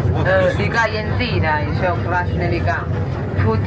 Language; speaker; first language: Russian; non-native, learner; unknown